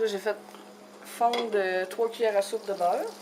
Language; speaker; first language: French; native; French